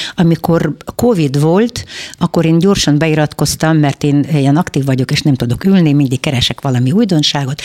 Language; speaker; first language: Hungarian; non-native, fluent; Russian